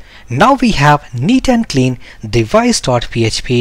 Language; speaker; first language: English; non-native, local second language; Hindi